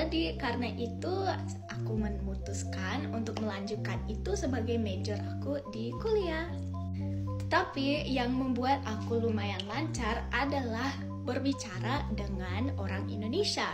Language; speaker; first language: Indonesian; non-native, fluent; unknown